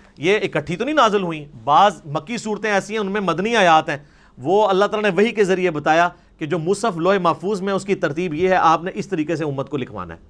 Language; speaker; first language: Urdu; non-native, local second language; Punjabi